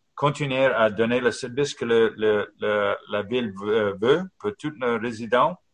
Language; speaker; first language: French; non-native, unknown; English